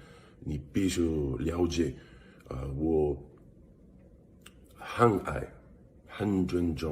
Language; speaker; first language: Chinese; non-native, learner; English